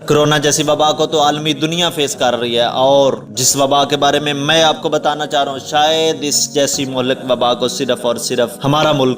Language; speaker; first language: Urdu; native; Urdu